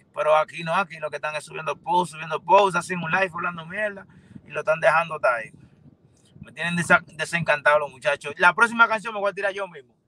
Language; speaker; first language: Spanish; native; Spanish